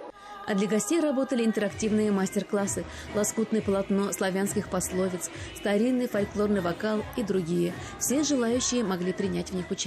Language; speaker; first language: Russian; native; Russian